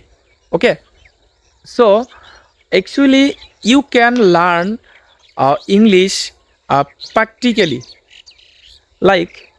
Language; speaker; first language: English; non-native, learner; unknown